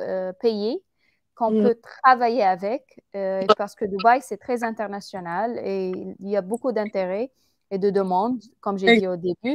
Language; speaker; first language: French; non-native, fluent; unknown